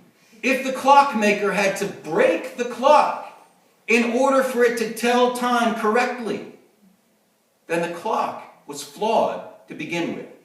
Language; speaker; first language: English; native; English